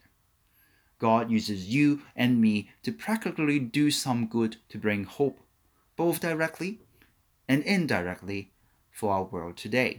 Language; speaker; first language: English; non-native, local second language; Cantonese